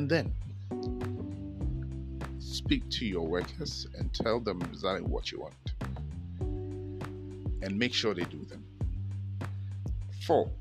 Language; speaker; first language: English; non-native, local second language; Akan